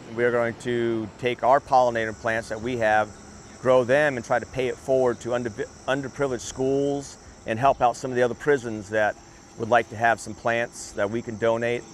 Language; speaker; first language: English; native; English